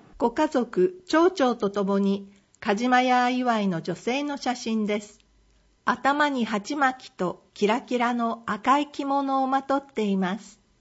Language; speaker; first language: Japanese; native; Japanese